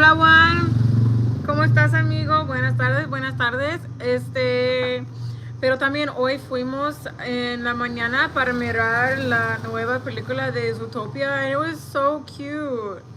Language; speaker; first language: Spanish; non-native, learner; English